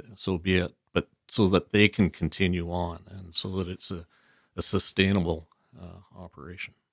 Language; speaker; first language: English; native; English